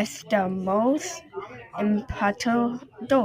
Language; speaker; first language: Spanish; non-native, learner; English